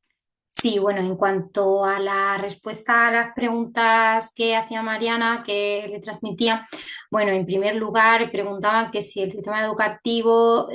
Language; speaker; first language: Spanish; native; Spanish